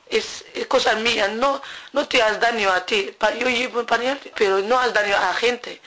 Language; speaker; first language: Spanish; non-native, learner; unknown